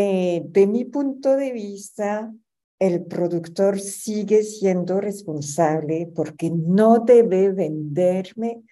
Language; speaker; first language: Spanish; non-native, fluent; French